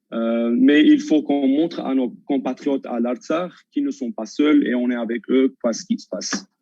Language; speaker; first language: French; non-native, local second language; Armenian